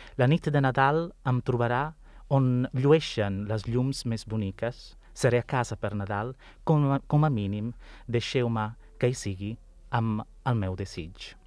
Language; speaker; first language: Catalan; non-native, fluent; Italian